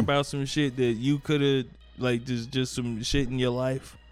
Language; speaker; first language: English; native; English